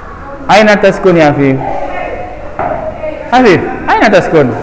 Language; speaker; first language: Arabic; non-native, fluent; Indonesian